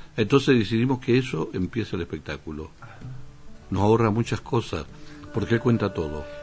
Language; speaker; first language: Spanish; native; Spanish